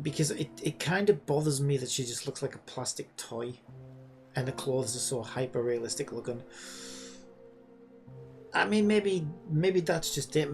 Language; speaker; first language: English; native; English